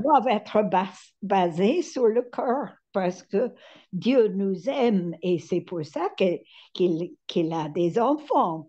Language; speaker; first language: French; non-native, fluent; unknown